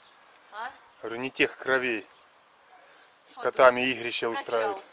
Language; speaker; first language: Russian; native; Russian